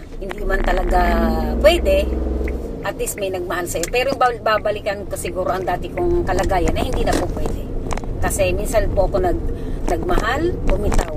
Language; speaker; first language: Filipino; native; Filipino